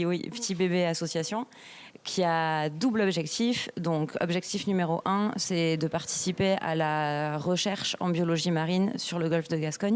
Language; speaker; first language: French; native; French